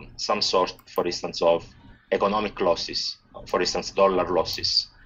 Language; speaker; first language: English; non-native, fluent; Italian